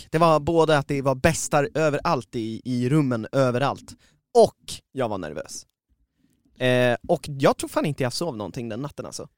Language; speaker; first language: Swedish; native; Swedish